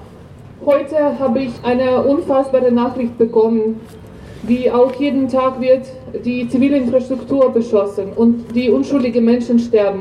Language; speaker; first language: German; non-native, fluent; Ukrainian